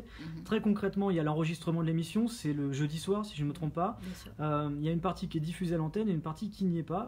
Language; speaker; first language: French; native; French